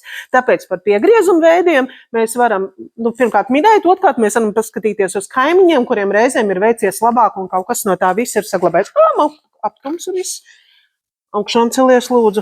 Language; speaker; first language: Latvian; native; Latvian